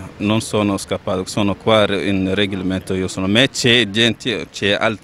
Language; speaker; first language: Italian; non-native, local second language; Arabic